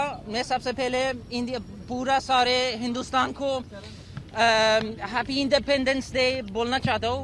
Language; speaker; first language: Hindi; non-native, fluent; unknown